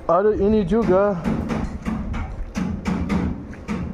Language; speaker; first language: Indonesian; non-native, learner; English